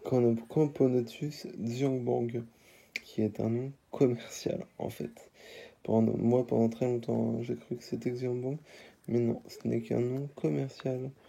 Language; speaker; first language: French; native; French